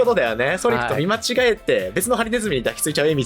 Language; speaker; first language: Japanese; native; Japanese